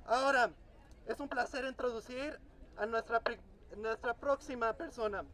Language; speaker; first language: Spanish; early bilingual, heritage; Spanish